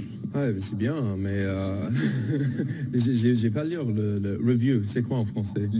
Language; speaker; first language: French; non-native, learner; English